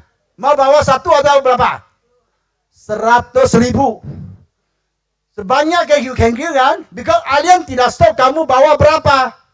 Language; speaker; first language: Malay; non-native, local second language; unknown